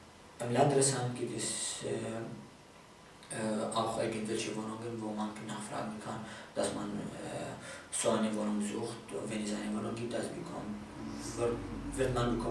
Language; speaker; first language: German; non-native, fluent; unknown